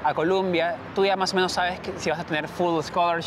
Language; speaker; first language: Spanish; native; Spanish